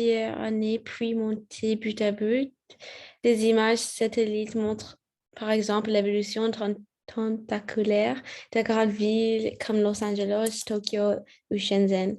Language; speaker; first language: French; non-native, learner; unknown